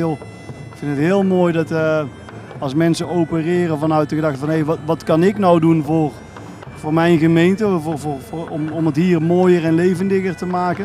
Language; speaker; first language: Dutch; native; Dutch